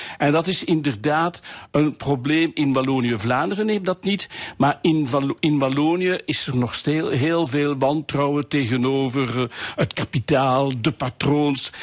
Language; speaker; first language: Dutch; non-native, local second language; French